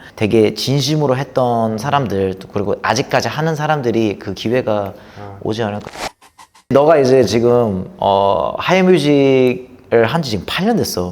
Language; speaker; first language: Korean; early bilingual, heritage; Korean